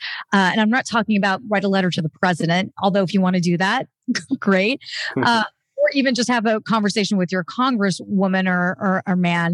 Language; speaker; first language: English; native; English